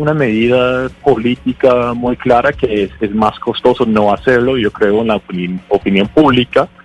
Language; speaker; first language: Spanish; non-native, fluent; English